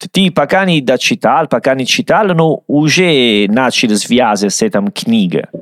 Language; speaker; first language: Russian; non-native, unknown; Italian